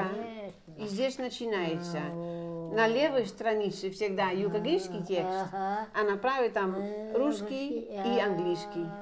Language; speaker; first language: Russian; non-native, fluent; Dutch